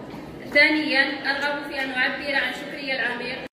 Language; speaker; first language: Arabic; native; Arabic